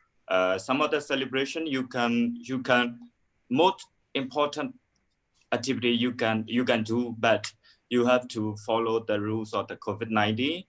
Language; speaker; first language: English; non-native, learner; Burmese